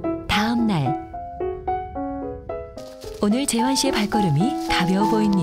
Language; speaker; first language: Korean; native; Korean